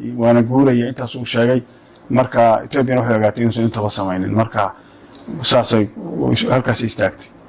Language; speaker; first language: Somali; native; Somali